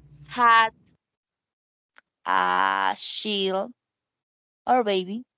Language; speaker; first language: English; non-native, learner; Spanish